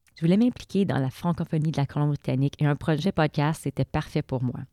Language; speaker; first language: French; native; French